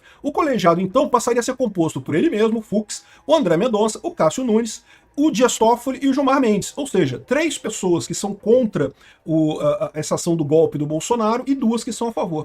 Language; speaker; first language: Portuguese; native; Portuguese